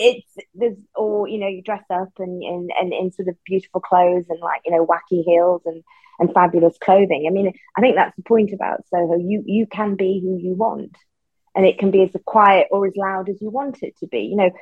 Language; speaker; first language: English; native; English